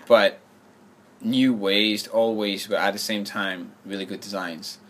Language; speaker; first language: English; non-native, fluent; French